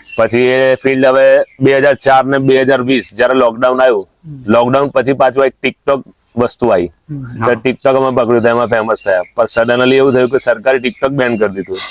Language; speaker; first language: Gujarati; non-native, local second language; Sindhi